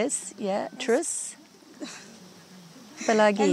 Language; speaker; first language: Indonesian; non-native, learner; English